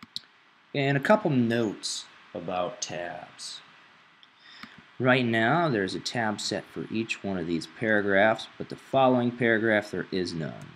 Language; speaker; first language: English; native; English